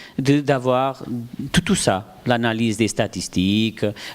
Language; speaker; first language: French; non-native, fluent; Portuguese